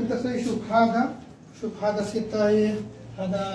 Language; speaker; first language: Arabic; non-native, learner; Bangla